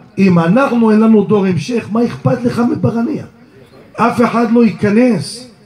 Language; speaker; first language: Hebrew; early bilingual, other home language; Arabic